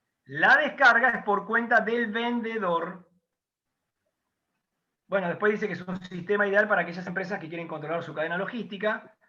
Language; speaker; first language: Spanish; native; Spanish